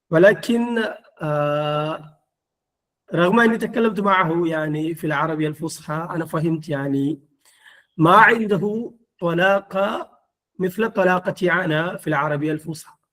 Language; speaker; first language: Arabic; non-native, fluent; Malayalam